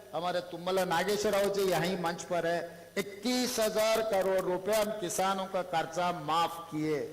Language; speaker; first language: Hindi; non-native, local second language; Telugu